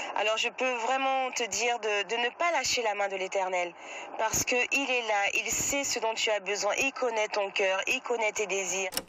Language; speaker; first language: French; native; French